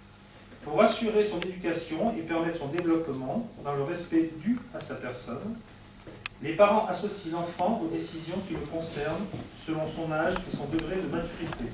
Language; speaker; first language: French; native; French